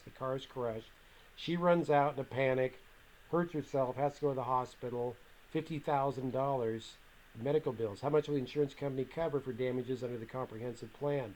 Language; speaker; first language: English; native; English